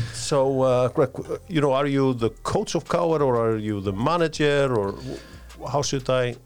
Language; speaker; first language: English; non-native, fluent; Icelandic